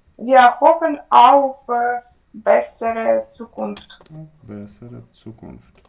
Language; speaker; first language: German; non-native, learner; Ukrainian